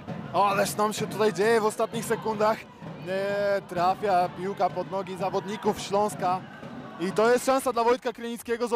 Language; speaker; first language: Polish; native; Polish